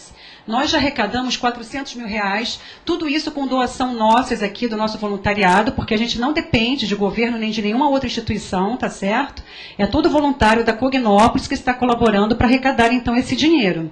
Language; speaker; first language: Portuguese; native; Portuguese